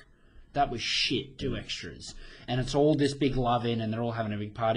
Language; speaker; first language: English; native; English